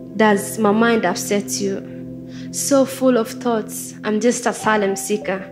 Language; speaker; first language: English; non-native, fluent; Somali